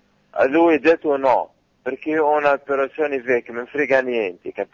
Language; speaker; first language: Italian; non-native, local second language; Arabic